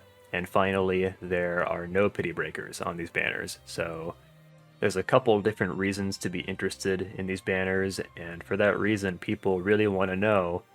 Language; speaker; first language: English; native; English